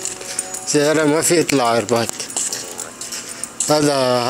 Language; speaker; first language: Arabic; non-native, learner; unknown